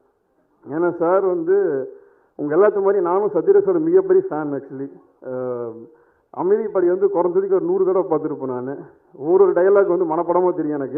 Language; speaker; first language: Tamil; native; Tamil